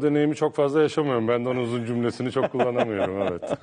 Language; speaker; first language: Turkish; native; Turkish